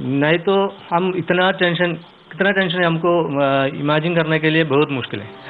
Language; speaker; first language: Hindi; non-native, learner; Malayalam